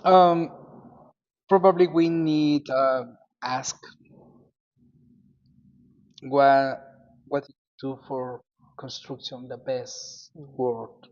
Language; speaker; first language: English; non-native, learner; Spanish